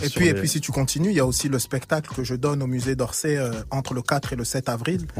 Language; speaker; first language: French; native; French